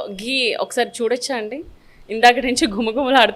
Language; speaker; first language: Telugu; native; Telugu